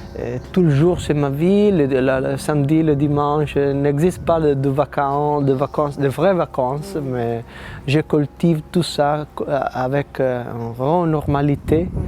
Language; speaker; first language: French; non-native, learner; Italian